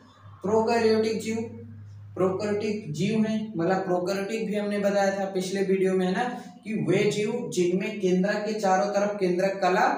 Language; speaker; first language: Hindi; native; Hindi